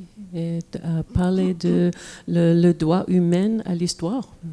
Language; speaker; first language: French; non-native, fluent; English